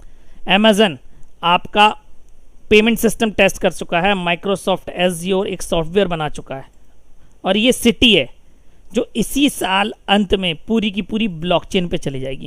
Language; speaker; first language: Hindi; native; Hindi